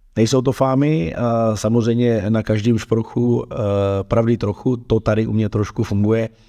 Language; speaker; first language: Czech; native; Czech